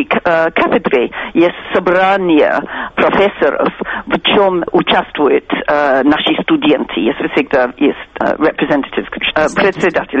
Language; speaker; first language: Russian; non-native, fluent; English